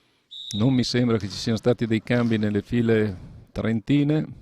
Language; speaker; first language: Italian; native; Italian